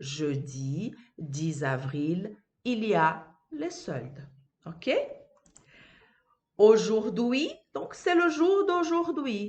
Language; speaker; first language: French; non-native, fluent; Portuguese